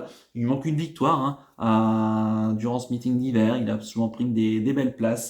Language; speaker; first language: French; native; French